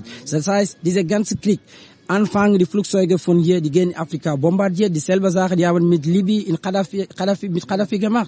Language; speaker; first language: German; non-native, learner; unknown